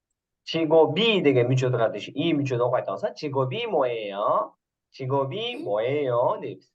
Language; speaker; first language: Korean; non-native, fluent; Kyrgyz